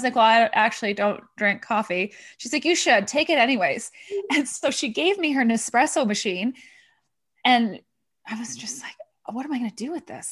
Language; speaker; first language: English; native; English